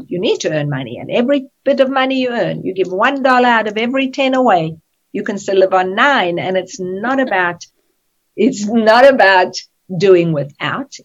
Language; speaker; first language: English; native; English